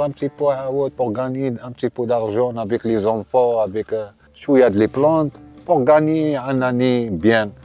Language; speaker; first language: French; non-native, learner; Arabic